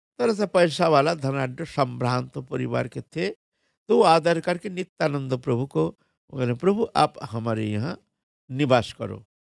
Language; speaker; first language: Hindi; non-native, local second language; Bangla